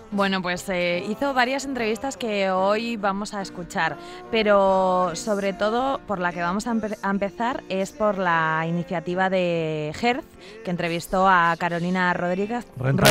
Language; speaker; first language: Spanish; native; Spanish